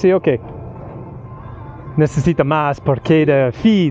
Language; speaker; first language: Spanish; non-native, learner; English